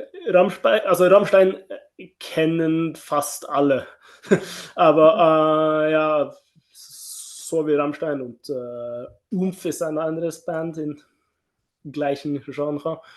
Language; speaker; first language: German; non-native, fluent; Norwegian